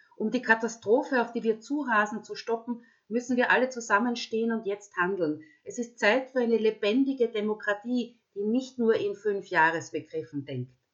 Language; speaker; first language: German; native; German